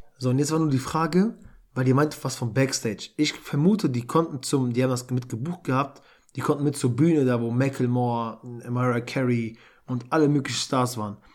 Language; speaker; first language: German; early bilingual, other home language; Albanian